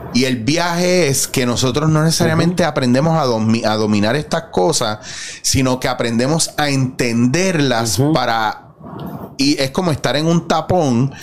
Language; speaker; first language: Spanish; native; Spanish